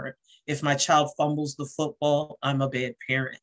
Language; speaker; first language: English; native; English